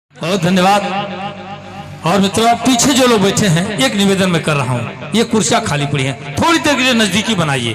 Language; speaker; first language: Hindi; native; Hindi